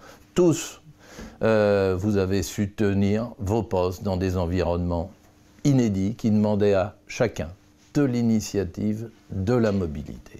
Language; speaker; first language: French; native; French